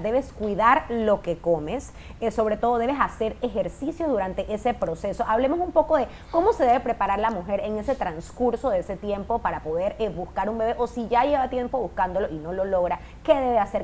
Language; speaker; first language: Spanish; native; Spanish